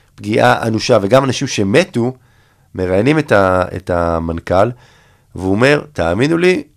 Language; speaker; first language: Hebrew; native; Hebrew